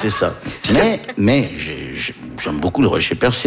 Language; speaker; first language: French; early bilingual, other home language; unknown